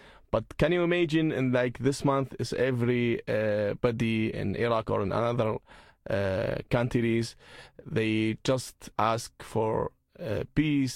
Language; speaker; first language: English; non-native, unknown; Arabic